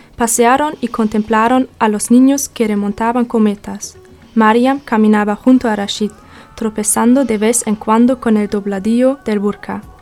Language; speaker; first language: Spanish; non-native, learner; German